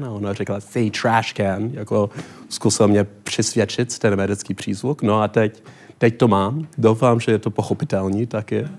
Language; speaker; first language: Czech; non-native, learner; English